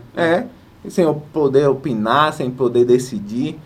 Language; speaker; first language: Portuguese; native; Portuguese